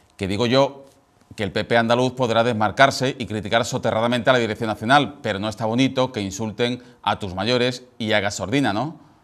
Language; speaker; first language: Spanish; native; Spanish